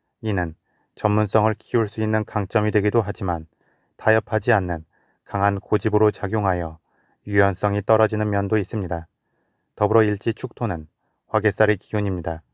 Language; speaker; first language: Korean; native; Korean